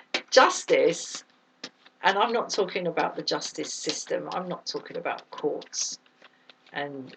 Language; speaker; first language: English; native; English